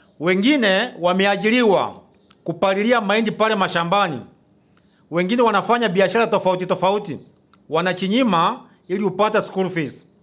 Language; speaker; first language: Swahili; non-native, local second language; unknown